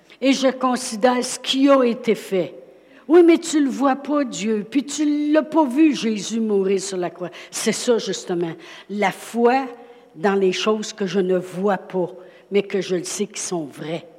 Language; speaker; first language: French; native; French